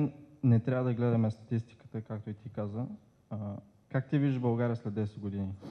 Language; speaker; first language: Bulgarian; native; Bulgarian